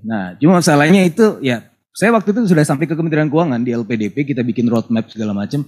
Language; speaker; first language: Indonesian; native; Indonesian